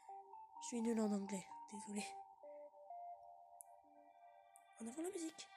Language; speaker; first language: French; native; French